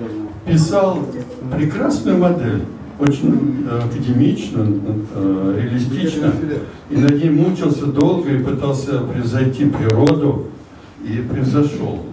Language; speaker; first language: Russian; native; Russian